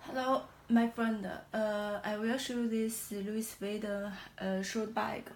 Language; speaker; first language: English; non-native, learner; Chinese